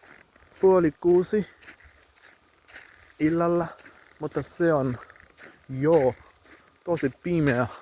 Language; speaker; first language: Finnish; non-native, learner; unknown